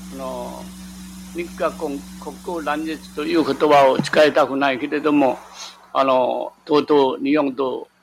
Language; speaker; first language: Japanese; non-native, local second language; Min Nan Chinese